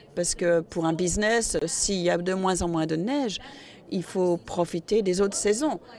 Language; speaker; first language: French; non-native, fluent; Cantonese